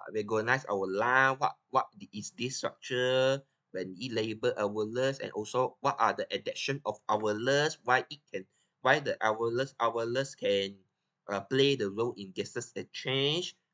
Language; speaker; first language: English; non-native, local second language; Chinese